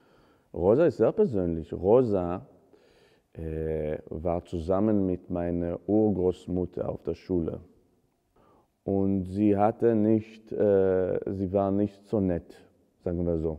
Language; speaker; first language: German; non-native, fluent; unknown